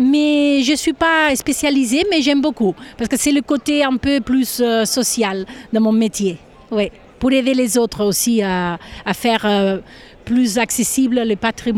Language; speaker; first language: French; non-native, fluent; Catalan